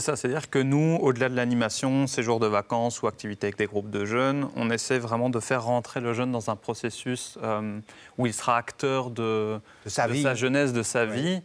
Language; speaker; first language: French; native; French